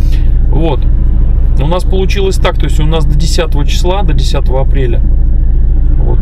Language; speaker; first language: Russian; native; Russian